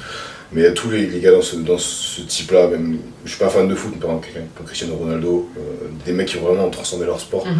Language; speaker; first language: French; native; French